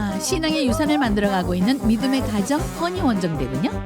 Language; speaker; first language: Korean; native; Korean